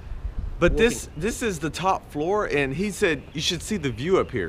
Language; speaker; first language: English; native; English